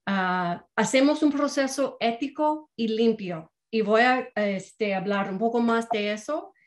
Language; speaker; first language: Spanish; non-native, fluent; English